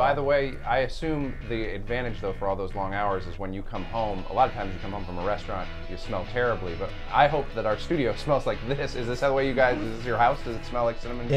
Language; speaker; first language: English; native; English